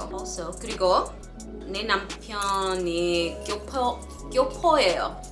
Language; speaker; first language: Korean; non-native, learner; English